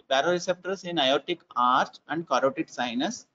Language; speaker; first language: English; non-native, local second language; Telugu